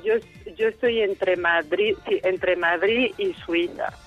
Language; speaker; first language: Spanish; non-native, fluent; French